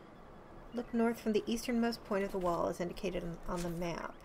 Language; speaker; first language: English; native; English